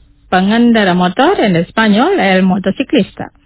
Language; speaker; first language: Spanish; non-native, fluent; Indonesian